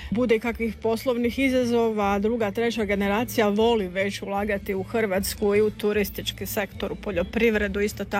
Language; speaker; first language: Serbian; native; Serbian